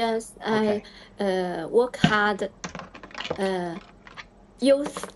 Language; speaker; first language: English; non-native, learner; Chinese